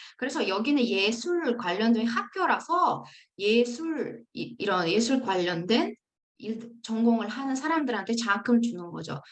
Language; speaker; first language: Korean; non-native, fluent; Uzbek